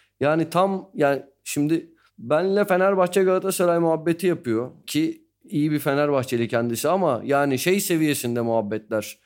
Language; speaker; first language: Turkish; native; Turkish